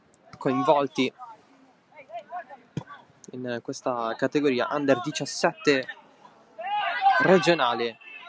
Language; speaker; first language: Italian; native; Italian